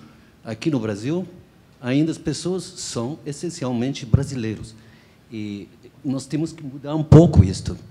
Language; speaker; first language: Portuguese; non-native, fluent; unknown